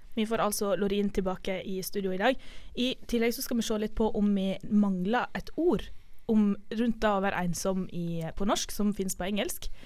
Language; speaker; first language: Norwegian; native; Norwegian